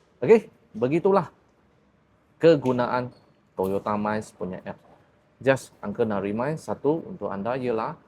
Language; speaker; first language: Malay; non-native, local second language; Chinese